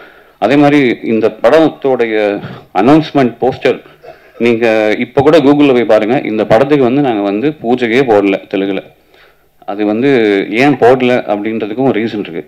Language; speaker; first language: Tamil; native; Tamil